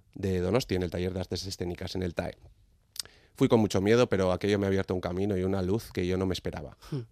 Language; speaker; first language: Spanish; native; Spanish